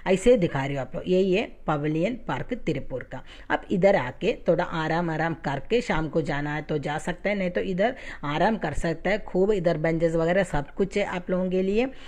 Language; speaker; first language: Hindi; non-native, fluent; Tamil